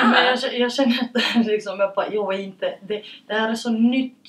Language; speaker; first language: Swedish; early bilingual, other home language; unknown